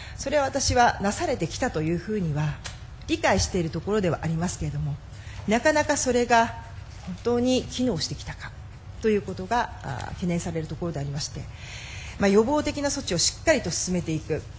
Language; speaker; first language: Japanese; native; Japanese